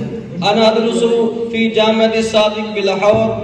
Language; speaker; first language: Arabic; non-native, learner; Urdu